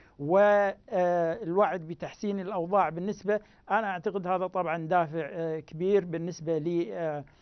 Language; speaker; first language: Arabic; native; Arabic